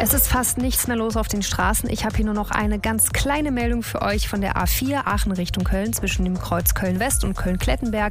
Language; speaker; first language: German; native; German